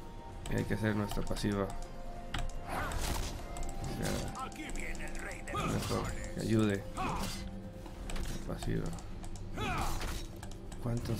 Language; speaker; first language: Spanish; native; Spanish